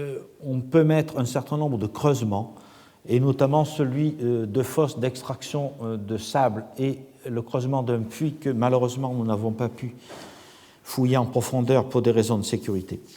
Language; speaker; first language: French; native; French